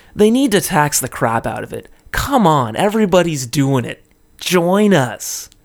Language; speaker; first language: English; native; English